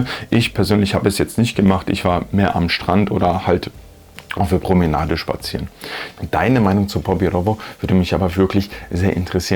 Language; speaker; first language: German; native; German